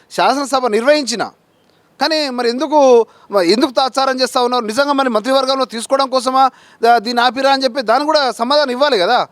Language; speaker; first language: Telugu; non-native, local second language; Lambadi